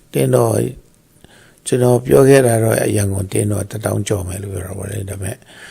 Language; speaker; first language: Burmese; non-native, local second language; Tedim Chin